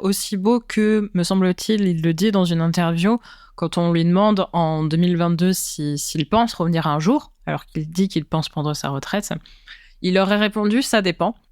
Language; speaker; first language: French; native; French